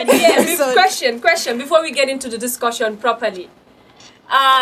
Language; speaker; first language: English; non-native, local second language; Wolof